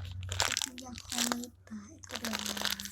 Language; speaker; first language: Indonesian; native; Indonesian